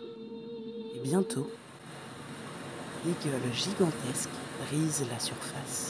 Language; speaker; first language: French; native; French